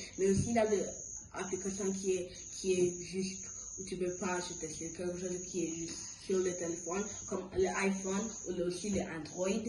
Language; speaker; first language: French; early bilingual, other home language; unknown